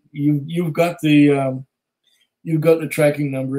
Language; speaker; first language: English; native; English